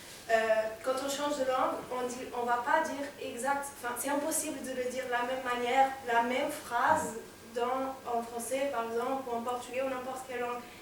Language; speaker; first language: French; non-native, fluent; Portuguese